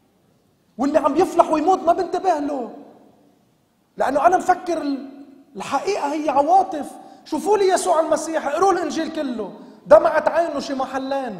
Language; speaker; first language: Arabic; native; Arabic